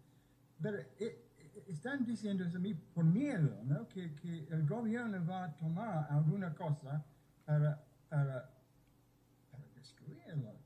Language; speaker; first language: Spanish; non-native, fluent; English